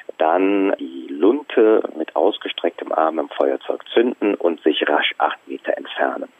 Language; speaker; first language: German; native; German